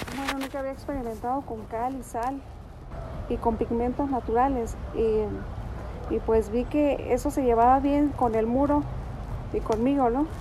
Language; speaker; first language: Spanish; native; Spanish